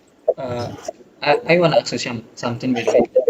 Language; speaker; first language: English; non-native, learner; Indonesian